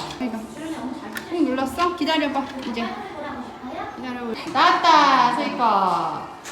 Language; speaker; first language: Korean; native; Korean